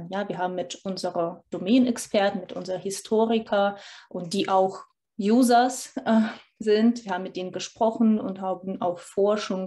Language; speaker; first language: German; non-native, fluent; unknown